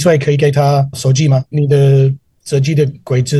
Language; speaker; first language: Chinese; non-native, learner; English